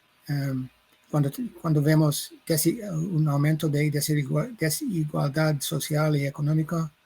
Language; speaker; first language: Spanish; non-native, fluent; English